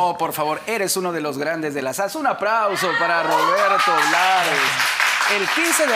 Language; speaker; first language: Spanish; native; Spanish